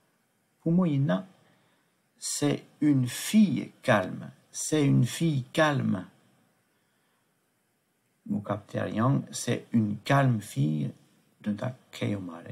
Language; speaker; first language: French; non-native, fluent; Tibetan